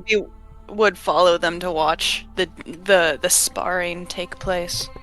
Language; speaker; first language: English; native; English